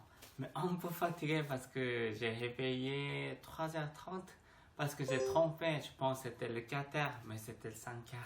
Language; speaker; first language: French; non-native, learner; Korean